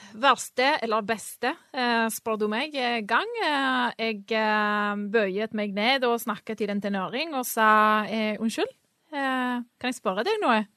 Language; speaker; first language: Norwegian; non-native, fluent; Spanish